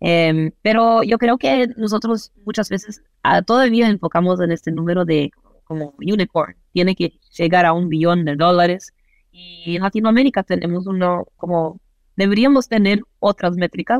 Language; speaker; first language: Spanish; non-native, fluent; Portuguese